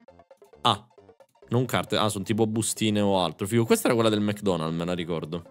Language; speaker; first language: Italian; native; Italian